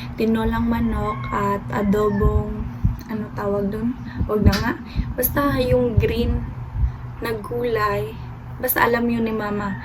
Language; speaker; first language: Filipino; non-native, local second language; Cebuano